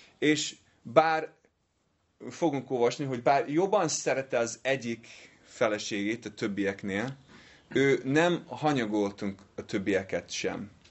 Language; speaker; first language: Hungarian; non-native, fluent; English